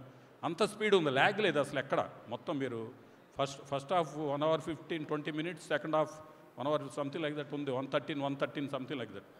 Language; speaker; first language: Telugu; native; Telugu